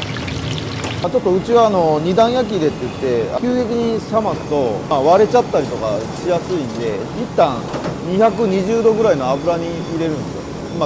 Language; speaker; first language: Japanese; native; Japanese